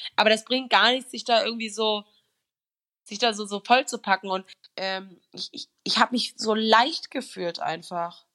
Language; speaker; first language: German; native; German